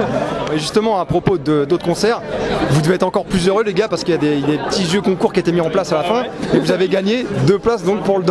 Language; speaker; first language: French; native; French